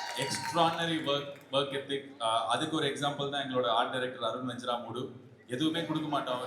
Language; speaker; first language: Tamil; native; Tamil